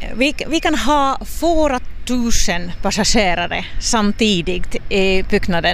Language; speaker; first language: Swedish; non-native, local second language; Finnish